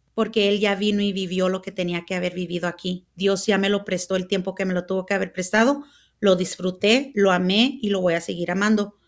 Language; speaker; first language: Spanish; early bilingual, heritage; Spanish